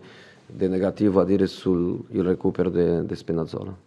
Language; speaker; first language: Italian; non-native, fluent; Portuguese